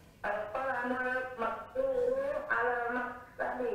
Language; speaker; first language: Arabic; non-native, learner; Indonesian